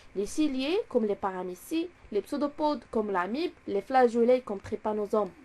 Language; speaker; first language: French; non-native, local second language; Arabic